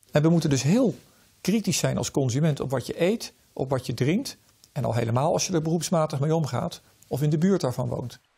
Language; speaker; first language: Dutch; native; Dutch